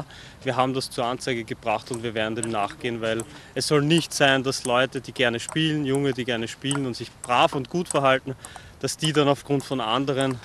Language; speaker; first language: German; native; German